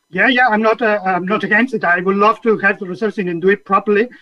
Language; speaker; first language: English; non-native, fluent; Catalan